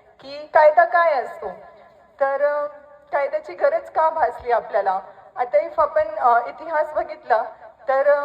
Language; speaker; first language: Marathi; non-native, local second language; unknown